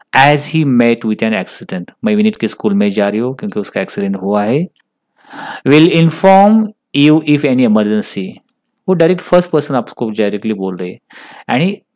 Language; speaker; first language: Hindi; non-native, local second language; Marathi